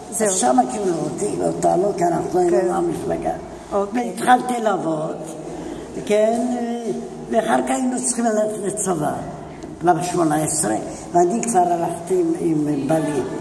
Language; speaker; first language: Hebrew; non-native, fluent; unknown